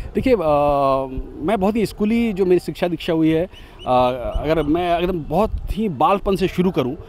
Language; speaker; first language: Hindi; native; Hindi